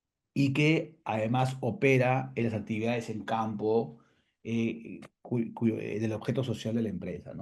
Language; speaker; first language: Spanish; native; Spanish